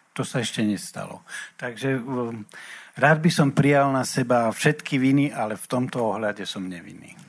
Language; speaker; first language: Slovak; native; Slovak